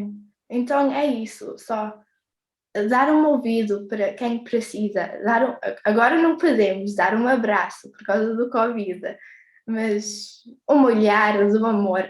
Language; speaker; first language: Portuguese; early bilingual, heritage; English